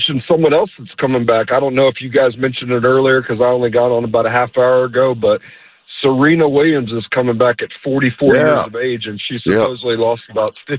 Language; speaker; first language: English; native; English